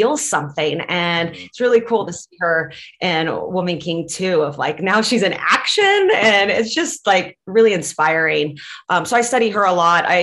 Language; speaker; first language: English; non-native, fluent; Latvian